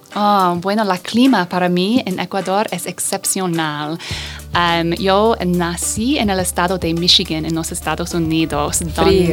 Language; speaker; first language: Spanish; non-native, fluent; English